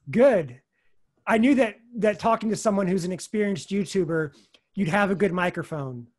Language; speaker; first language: English; native; English